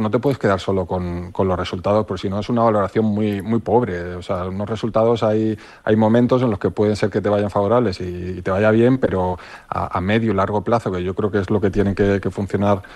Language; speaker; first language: Spanish; native; Spanish